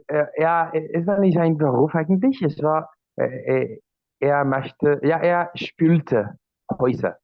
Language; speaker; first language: German; non-native, learner; Spanish